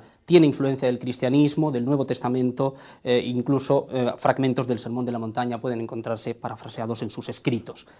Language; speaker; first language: Spanish; native; Spanish